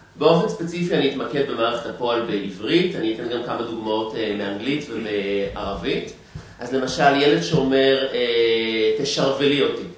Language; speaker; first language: Hebrew; native; Hebrew